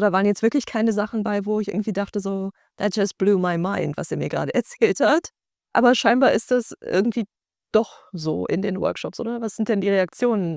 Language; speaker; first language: German; native; German